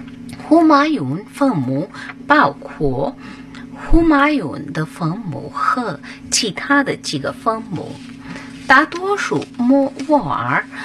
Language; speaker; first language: Chinese; non-native, fluent; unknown